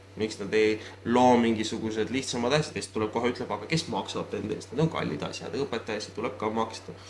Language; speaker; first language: Estonian; non-native, local second language; Russian